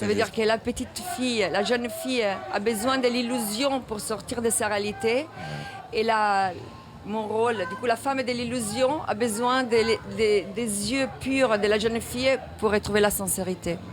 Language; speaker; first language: French; non-native, fluent; Italian